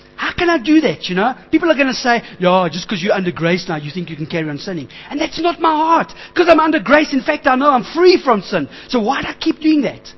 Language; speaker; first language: English; native; English